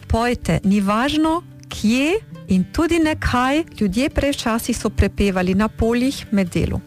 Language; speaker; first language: Slovenian; early bilingual, heritage; Slovenian